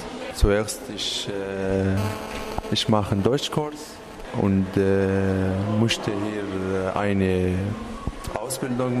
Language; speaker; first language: German; non-native, learner; Arabic